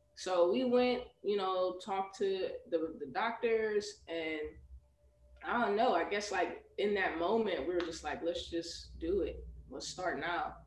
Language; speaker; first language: English; native; English